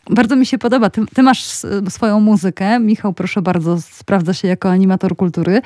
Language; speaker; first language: Polish; native; Polish